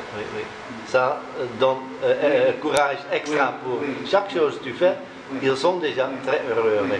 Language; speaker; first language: French; non-native, learner; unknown